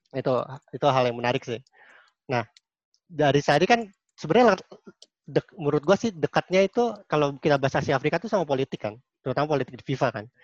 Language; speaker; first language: Indonesian; native; Indonesian